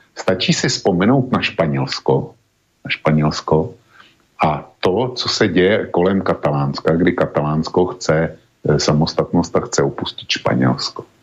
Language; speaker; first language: Czech; native; Czech